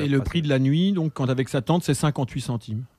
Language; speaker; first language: French; native; French